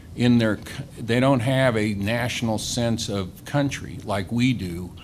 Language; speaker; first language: English; native; English